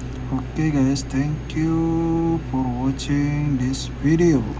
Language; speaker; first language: English; non-native, learner; Indonesian